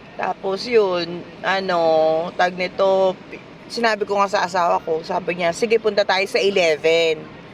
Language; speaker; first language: Filipino; native; Filipino